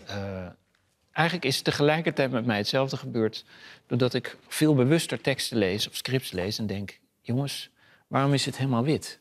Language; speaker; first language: Dutch; native; Dutch